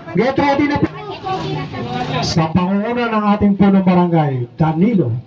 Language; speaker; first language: Filipino; native; Filipino